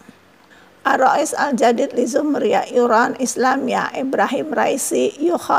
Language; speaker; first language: Arabic; non-native, fluent; Indonesian